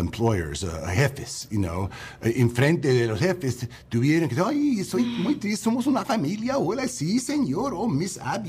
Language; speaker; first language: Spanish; early bilingual, heritage; English